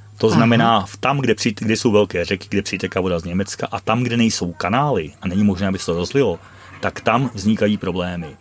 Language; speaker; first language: Czech; non-native, fluent; Dutch